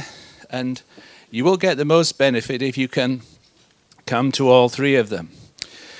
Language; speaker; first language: English; native; English